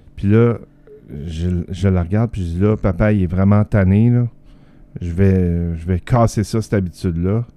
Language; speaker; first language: French; native; French